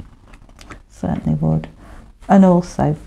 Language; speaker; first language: English; native; English